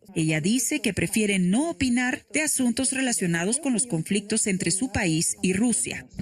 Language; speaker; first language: Spanish; native; Spanish